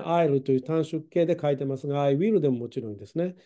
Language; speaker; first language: Japanese; native; Japanese